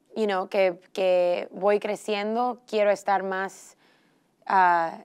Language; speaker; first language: Spanish; early bilingual, heritage; Spanish